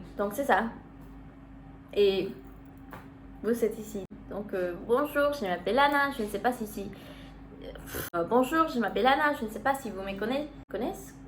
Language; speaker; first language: French; non-native, learner; Spanish